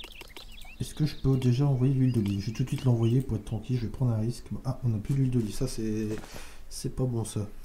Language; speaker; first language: French; native; French